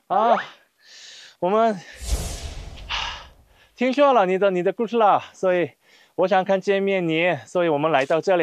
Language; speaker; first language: Chinese; non-native, learner; Korean